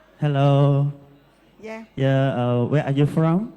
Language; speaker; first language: English; non-native, learner; Khmer